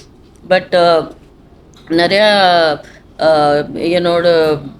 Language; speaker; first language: Tamil; non-native, fluent; Hindi